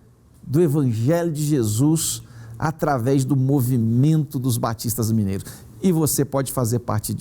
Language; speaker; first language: Portuguese; native; Portuguese